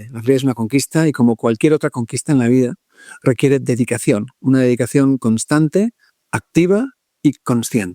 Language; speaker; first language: Spanish; native; Spanish